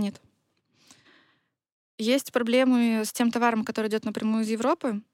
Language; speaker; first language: Russian; native; Russian